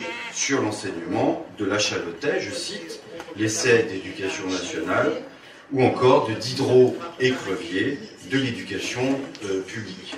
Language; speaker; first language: French; native; French